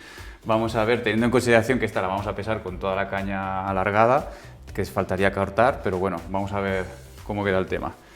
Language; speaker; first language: Spanish; native; Spanish